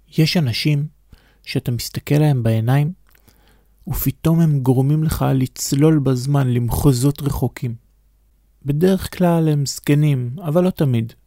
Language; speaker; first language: Hebrew; native; Hebrew